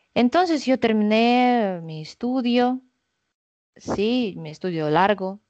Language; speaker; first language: Spanish; non-native, fluent; Russian